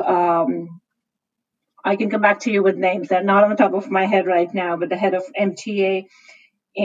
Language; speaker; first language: English; non-native, local second language; Hindi